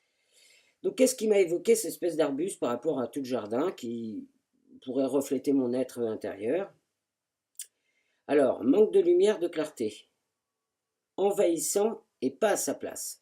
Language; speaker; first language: French; native; French